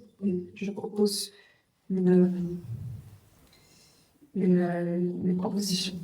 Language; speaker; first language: French; non-native, fluent; Vietnamese